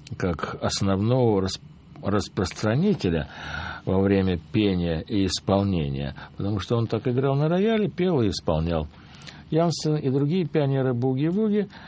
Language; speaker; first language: Russian; native; Russian